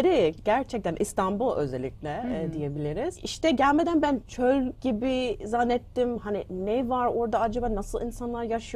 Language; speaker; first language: Turkish; non-native, learner; English